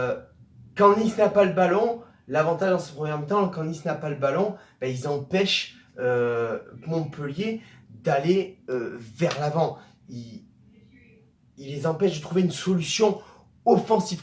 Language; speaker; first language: French; native; French